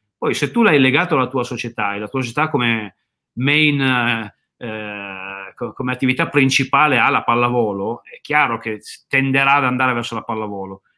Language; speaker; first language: Italian; native; Italian